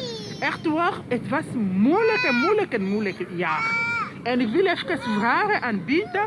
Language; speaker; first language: Dutch; early bilingual, other home language; Lingala